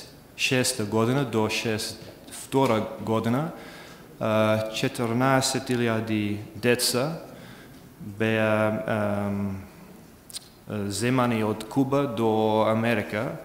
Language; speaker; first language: Macedonian; non-native, fluent; English